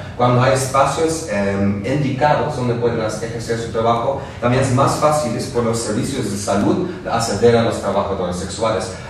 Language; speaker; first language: Spanish; non-native, fluent; Dutch